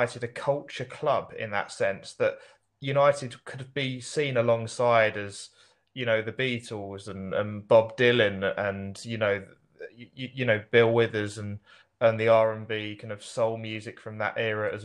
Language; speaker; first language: English; native; English